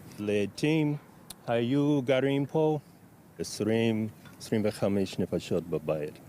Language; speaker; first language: Hebrew; non-native, fluent; English